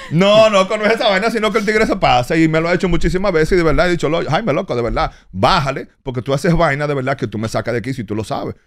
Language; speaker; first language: Spanish; early bilingual, heritage; Spanish